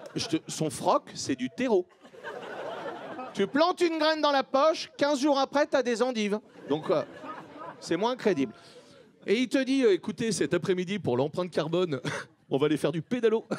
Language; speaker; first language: French; native; French